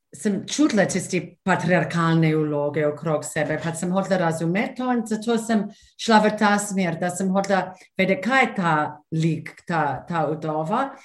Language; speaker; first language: Slovenian; non-native, fluent; English